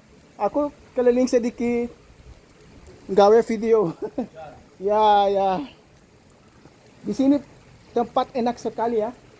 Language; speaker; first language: Indonesian; non-native, learner; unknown